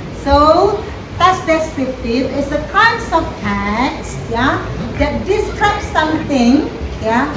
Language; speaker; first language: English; non-native, fluent; Indonesian